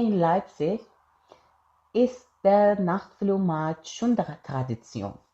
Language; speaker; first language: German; non-native, fluent; Persian